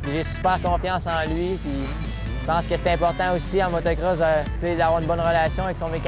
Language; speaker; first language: French; native; French